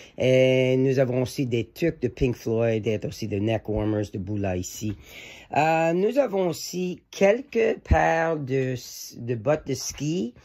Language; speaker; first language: French; non-native, learner; English